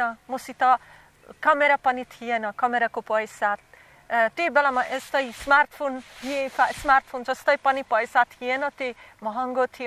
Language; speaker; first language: Nepali; non-native, learner; Slovak